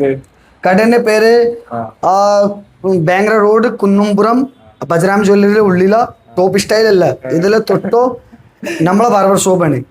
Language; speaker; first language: Malayalam; non-native, local second language; Hindi